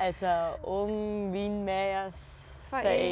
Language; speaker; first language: Danish; early bilingual, heritage; German